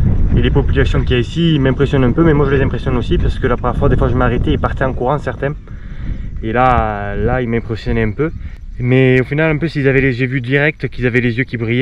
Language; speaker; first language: French; native; French